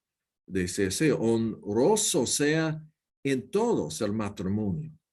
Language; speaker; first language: Spanish; non-native, learner; English